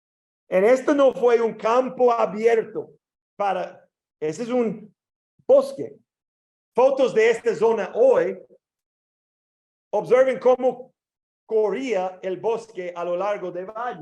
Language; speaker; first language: Spanish; non-native, learner; English